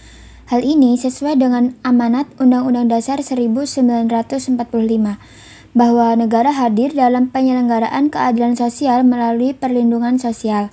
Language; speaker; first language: Indonesian; native; Indonesian